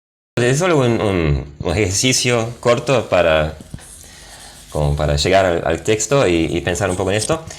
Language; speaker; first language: Spanish; non-native, fluent; English